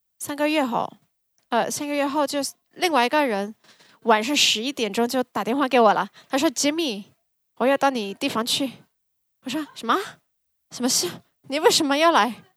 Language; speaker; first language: Chinese; early bilingual, heritage; Chinese